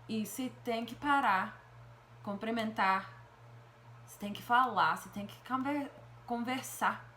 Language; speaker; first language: Portuguese; non-native, fluent; English